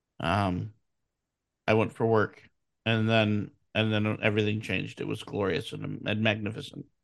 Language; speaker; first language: English; native; English